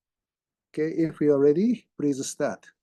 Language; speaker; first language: English; non-native, fluent; Japanese